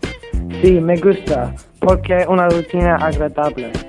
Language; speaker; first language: Spanish; non-native, learner; English